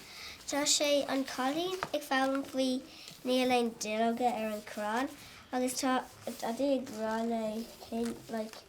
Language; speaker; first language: Irish; non-native, local second language; English